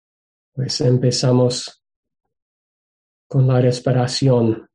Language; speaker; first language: Spanish; non-native, fluent; English